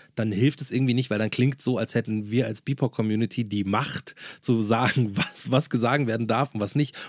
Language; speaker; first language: German; native; German